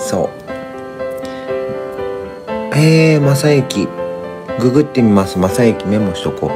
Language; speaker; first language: Japanese; native; Japanese